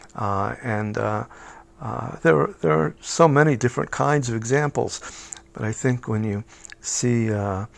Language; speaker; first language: English; native; English